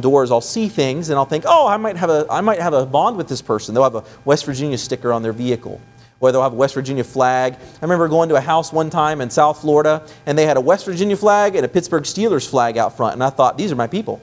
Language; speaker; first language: English; native; English